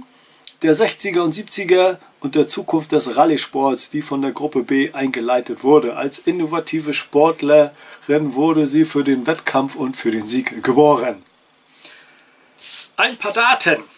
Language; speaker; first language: German; native; German